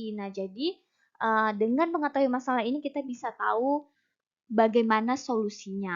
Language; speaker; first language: Indonesian; native; Indonesian